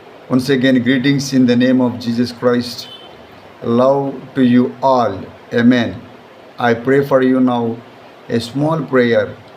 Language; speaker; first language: English; non-native, local second language; Telugu